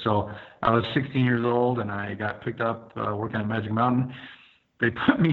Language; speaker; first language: English; native; English